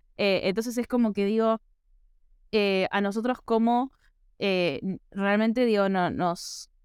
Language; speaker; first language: Spanish; native; Spanish